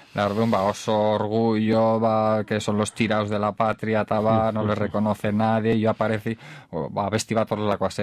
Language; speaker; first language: Spanish; native; Spanish